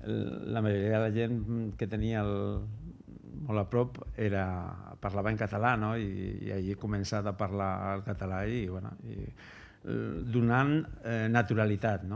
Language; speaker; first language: Catalan; non-native, local second language; Spanish